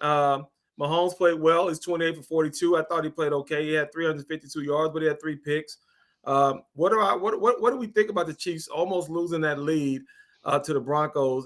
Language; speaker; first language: English; native; English